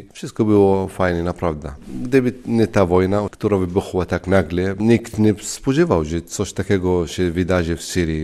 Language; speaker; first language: Polish; non-native, fluent; Arabic